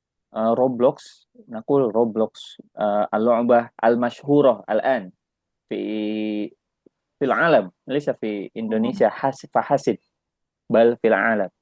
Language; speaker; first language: Arabic; non-native, fluent; Indonesian